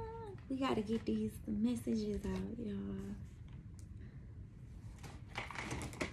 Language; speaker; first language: English; native; English